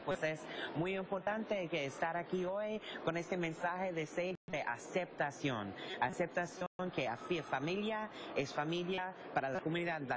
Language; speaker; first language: Spanish; early bilingual, heritage; English